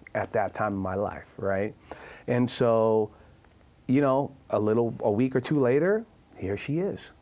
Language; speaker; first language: English; native; English